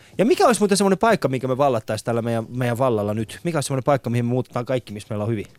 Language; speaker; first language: Finnish; non-native, fluent; Persian